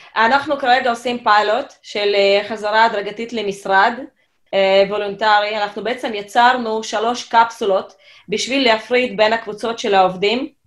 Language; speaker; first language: Hebrew; non-native, fluent; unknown